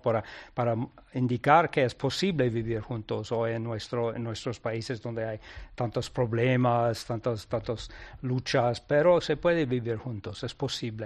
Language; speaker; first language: Spanish; non-native, fluent; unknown